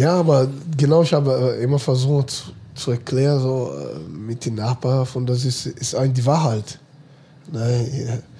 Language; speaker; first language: German; non-native, fluent; Portuguese